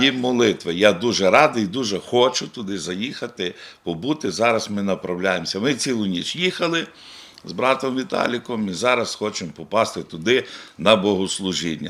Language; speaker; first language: Ukrainian; native; Ukrainian